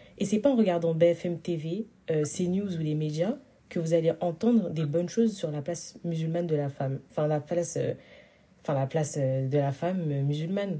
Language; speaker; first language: French; early bilingual, other home language; Wolof